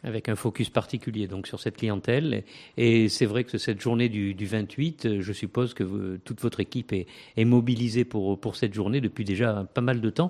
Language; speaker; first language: French; native; French